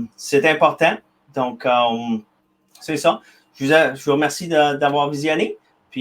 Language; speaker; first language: French; native; French